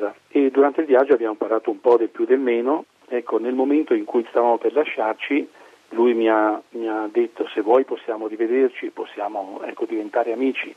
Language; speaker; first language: Italian; native; Italian